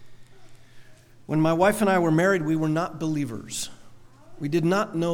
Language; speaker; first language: English; native; English